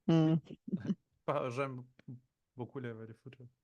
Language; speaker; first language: French; non-native, fluent; Portuguese